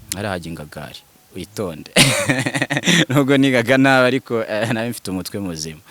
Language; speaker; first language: Kinyarwanda; early bilingual, other home language; Swahili